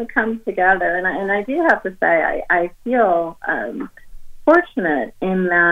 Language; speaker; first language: English; native; English